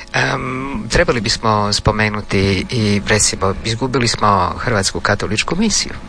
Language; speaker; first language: Serbian; native; Serbian